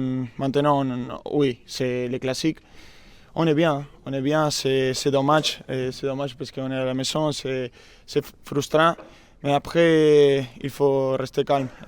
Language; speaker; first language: French; non-native, learner; Spanish